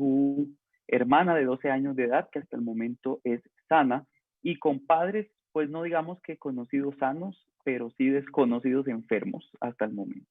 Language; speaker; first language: Spanish; native; Spanish